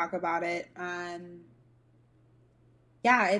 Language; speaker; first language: English; native; English